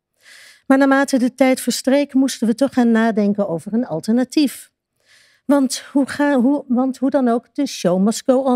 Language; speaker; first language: Dutch; native; Dutch